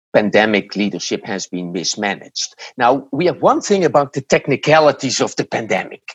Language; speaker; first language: English; non-native, fluent; Dutch